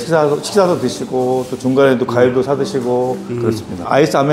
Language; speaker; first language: Korean; native; Korean